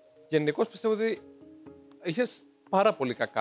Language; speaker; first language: Greek; native; Greek